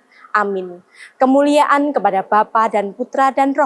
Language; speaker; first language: Indonesian; native; Indonesian